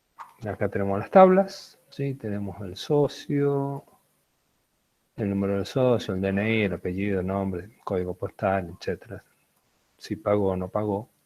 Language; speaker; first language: Spanish; native; Spanish